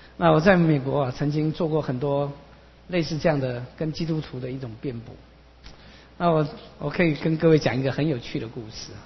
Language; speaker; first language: Chinese; native; Chinese